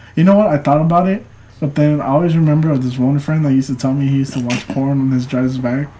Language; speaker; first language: English; native; English